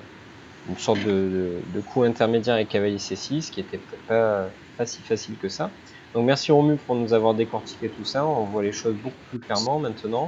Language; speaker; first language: French; native; French